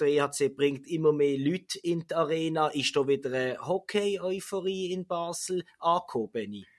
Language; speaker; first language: German; native; German